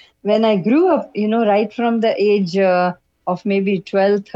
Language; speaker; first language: English; non-native, local second language; Kannada